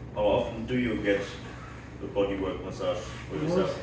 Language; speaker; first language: English; non-native, fluent; German